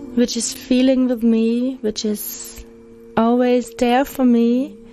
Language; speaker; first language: English; non-native, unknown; German